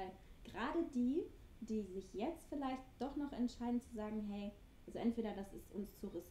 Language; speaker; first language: German; native; German